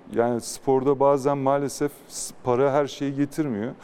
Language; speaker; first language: Turkish; native; Turkish